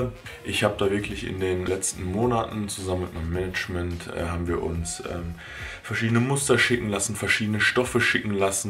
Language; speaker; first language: German; native; German